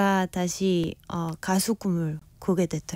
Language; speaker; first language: Korean; non-native, fluent; Spanish